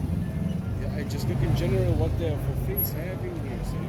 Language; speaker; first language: English; non-native, fluent; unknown